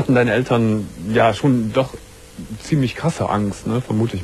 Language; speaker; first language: German; native; German